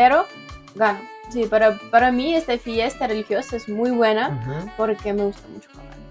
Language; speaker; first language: Spanish; non-native, learner; Ukrainian